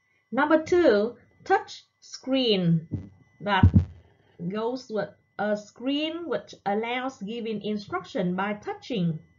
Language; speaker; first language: English; non-native, fluent; Vietnamese